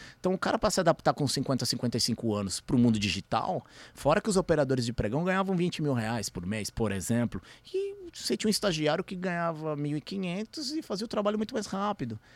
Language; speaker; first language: Portuguese; early bilingual, other home language; Spanish